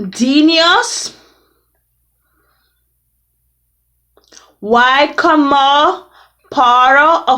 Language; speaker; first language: Spanish; non-native, learner; English